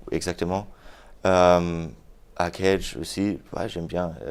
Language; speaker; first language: French; non-native, fluent; German